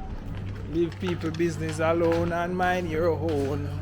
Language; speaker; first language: English; native; English